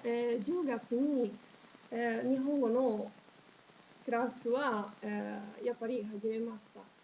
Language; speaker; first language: Japanese; non-native, learner; Italian